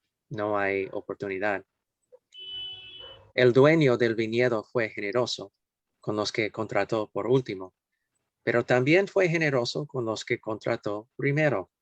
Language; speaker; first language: Spanish; non-native, fluent; English